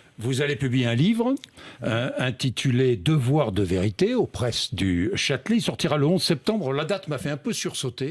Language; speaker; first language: French; native; French